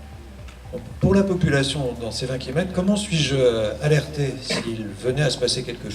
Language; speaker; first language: French; native; French